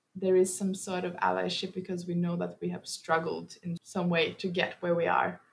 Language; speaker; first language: English; early bilingual, heritage; Norwegian